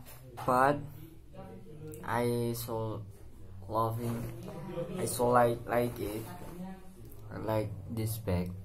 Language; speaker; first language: English; non-native, learner; Indonesian